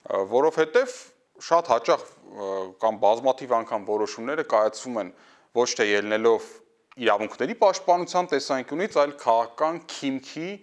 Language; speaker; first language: Armenian; native; Armenian